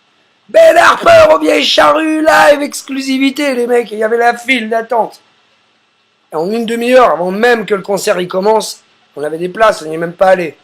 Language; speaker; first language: French; native; French